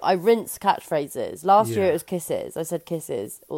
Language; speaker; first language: English; native; English